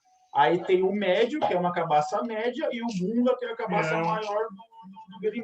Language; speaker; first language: Portuguese; native; Portuguese